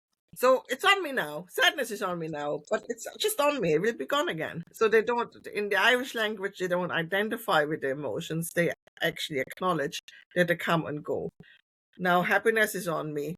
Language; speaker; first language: English; non-native, fluent; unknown